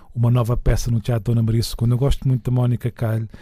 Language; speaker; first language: Portuguese; native; Portuguese